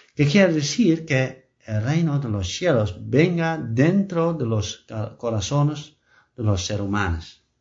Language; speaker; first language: Spanish; non-native, learner; Dutch